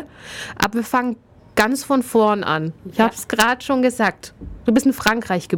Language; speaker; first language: German; native; German